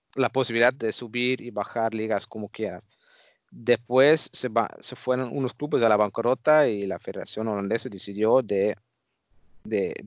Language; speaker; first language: Spanish; non-native, fluent; Dutch